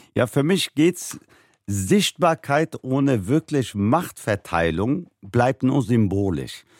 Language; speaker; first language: German; early bilingual, other home language; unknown